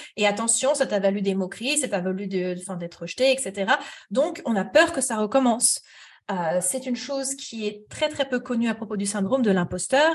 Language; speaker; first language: French; native; French